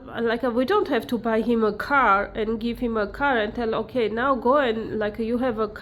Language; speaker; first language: English; non-native, learner; Armenian